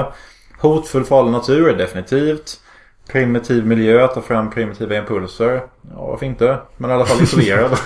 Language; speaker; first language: Swedish; native; Swedish